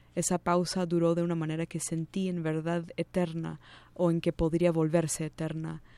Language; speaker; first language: Spanish; non-native, fluent; English